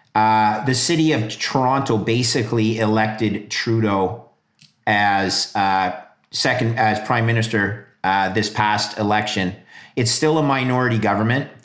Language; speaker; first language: English; native; English